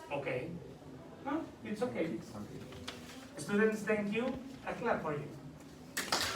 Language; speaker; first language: English; non-native, learner; Spanish